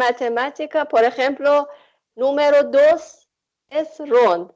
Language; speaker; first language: Spanish; non-native, fluent; Persian